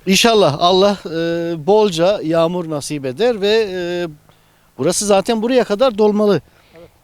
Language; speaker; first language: Turkish; native; Turkish